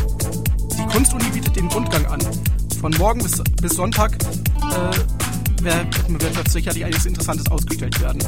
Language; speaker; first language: German; native; German